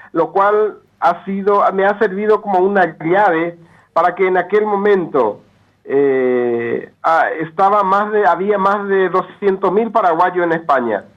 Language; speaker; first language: Spanish; native; Spanish